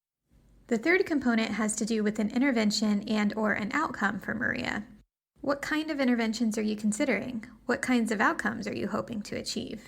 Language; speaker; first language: English; native; English